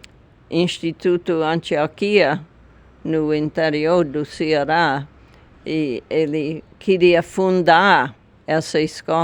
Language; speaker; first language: Portuguese; non-native, fluent; English